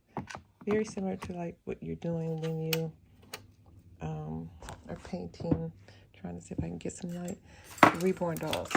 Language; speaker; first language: English; native; English